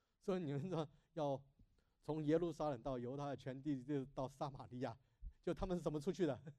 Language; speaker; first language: Chinese; native; Chinese